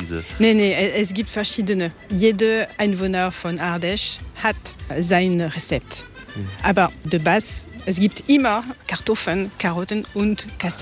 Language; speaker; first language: German; non-native, learner; French